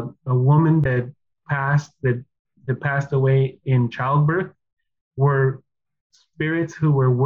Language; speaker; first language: English; early bilingual, other home language; Spanish